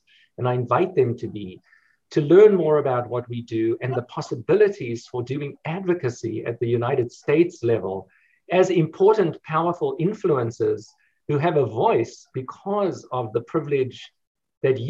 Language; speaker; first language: English; native; English